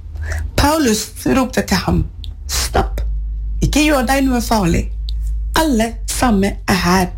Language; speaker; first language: Norwegian; non-native, fluent; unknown